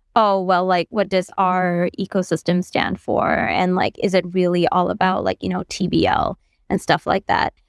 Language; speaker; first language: English; non-native, local second language; Bangla